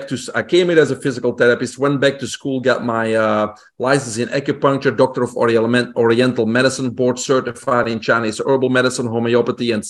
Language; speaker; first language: English; non-native, fluent; Dutch